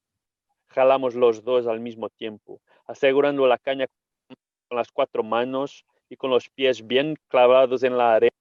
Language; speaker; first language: Spanish; non-native, fluent; Portuguese